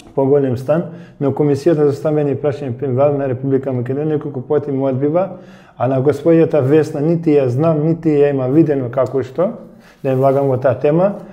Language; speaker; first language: Macedonian; early bilingual, heritage; Macedonian